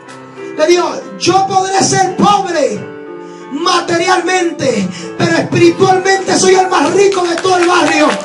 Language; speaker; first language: Spanish; native; Spanish